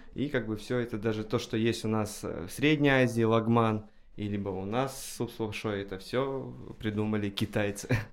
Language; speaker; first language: Russian; native; Russian